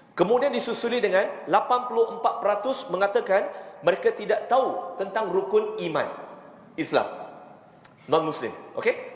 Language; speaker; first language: Malay; non-native, local second language; Chinese